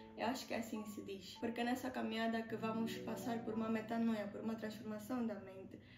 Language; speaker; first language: Portuguese; native; Portuguese